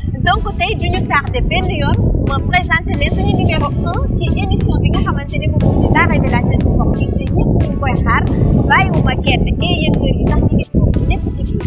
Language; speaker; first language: French; non-native, local second language; Wolof